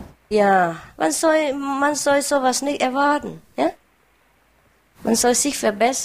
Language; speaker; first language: German; non-native, learner; Vietnamese